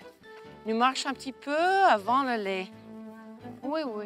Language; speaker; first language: French; non-native, learner; English